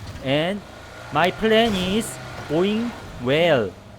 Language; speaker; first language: English; non-native, learner; Korean